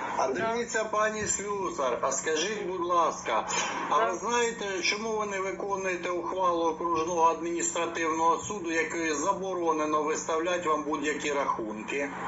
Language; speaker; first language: Ukrainian; non-native, local second language; Russian